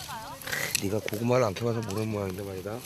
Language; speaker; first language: Korean; native; Korean